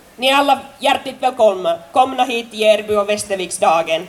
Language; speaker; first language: Swedish; non-native, local second language; Finnish